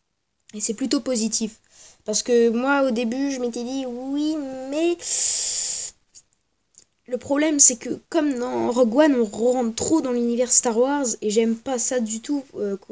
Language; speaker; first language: French; native; French